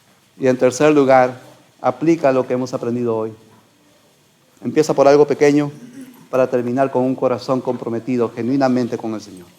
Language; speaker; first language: Spanish; native; Spanish